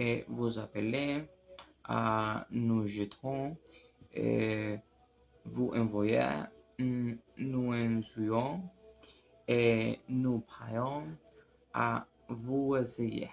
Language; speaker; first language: French; non-native, learner; Spanish